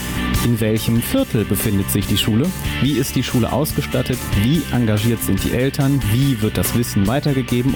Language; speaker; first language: German; native; German